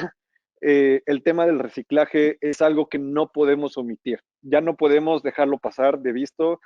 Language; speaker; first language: Spanish; native; Spanish